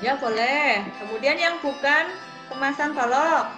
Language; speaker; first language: Indonesian; native; Indonesian